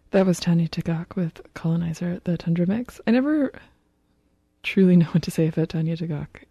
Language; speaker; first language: English; native; English